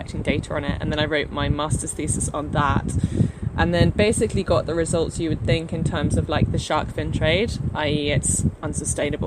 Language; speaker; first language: English; native; English